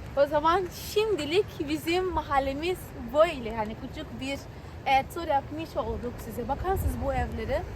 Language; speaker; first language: Turkish; non-native, fluent; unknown